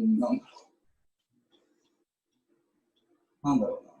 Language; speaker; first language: Japanese; native; Japanese